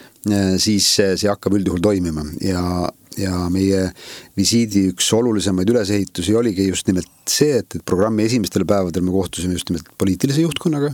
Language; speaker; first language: Estonian; native; Estonian